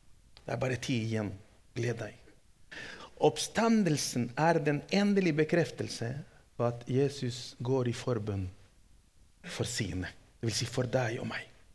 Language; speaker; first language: Norwegian; non-native, fluent; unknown